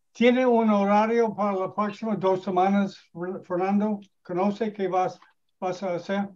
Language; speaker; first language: Spanish; non-native, learner; English